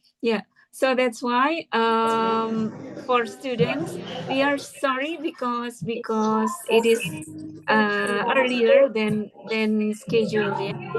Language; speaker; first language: English; non-native, fluent; Indonesian